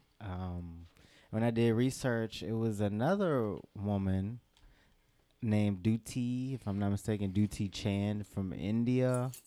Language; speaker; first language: English; native; English